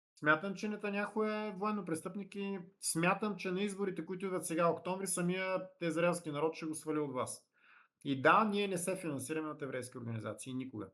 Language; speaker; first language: Bulgarian; native; Bulgarian